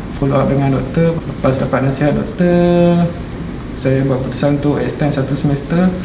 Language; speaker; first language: Malay; native; Malay